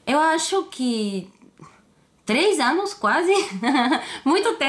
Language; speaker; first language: Portuguese; non-native, fluent; Bulgarian